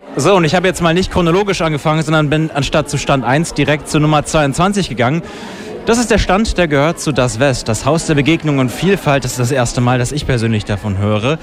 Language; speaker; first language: German; native; German